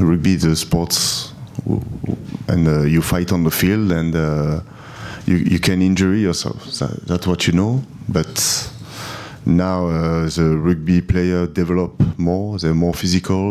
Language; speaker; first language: English; non-native, learner; French